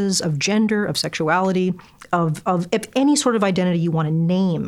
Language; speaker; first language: English; native; English